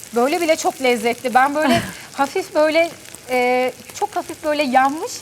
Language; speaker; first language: Turkish; native; Turkish